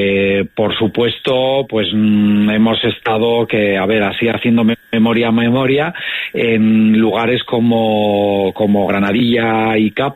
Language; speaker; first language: Spanish; native; Spanish